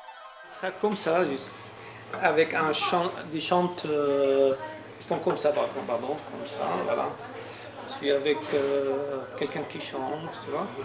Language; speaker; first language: French; non-native, fluent; Arabic